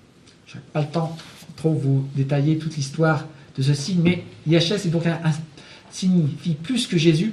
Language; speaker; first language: French; native; French